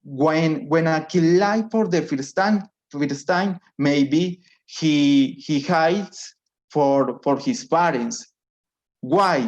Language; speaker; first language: English; non-native, learner; Spanish